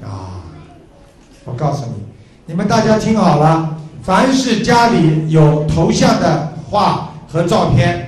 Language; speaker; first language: Chinese; native; Chinese